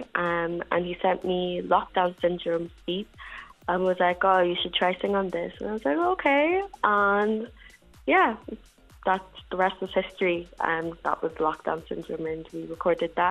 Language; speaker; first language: English; native; English